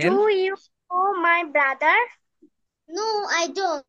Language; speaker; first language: English; non-native, learner; Bangla